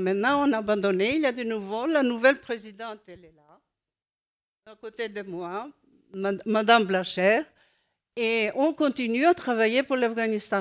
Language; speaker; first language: French; non-native, fluent; Greek